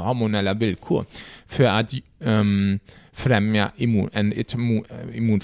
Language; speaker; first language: Swedish; non-native, fluent; German